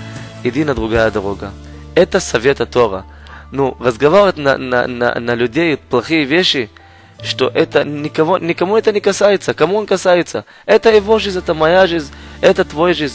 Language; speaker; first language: Russian; non-native, learner; Hebrew